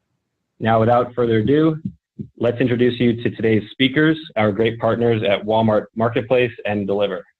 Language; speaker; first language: English; native; English